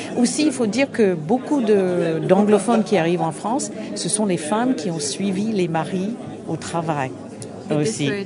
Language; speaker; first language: French; non-native, fluent; English